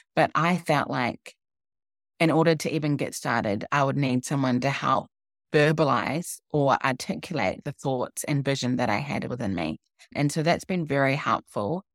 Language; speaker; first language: English; native; English